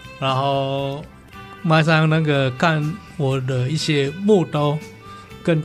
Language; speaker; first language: Chinese; non-native, learner; Balinese